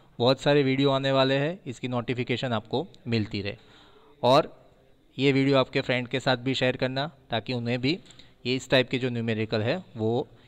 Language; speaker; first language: Hindi; non-native, local second language; Gujarati